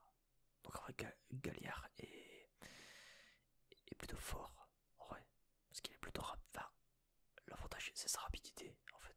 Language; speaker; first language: French; native; French